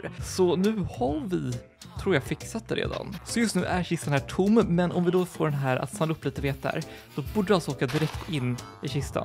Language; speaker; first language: Swedish; native; Swedish